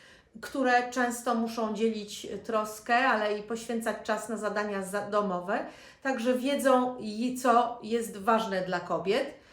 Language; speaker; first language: Polish; native; Polish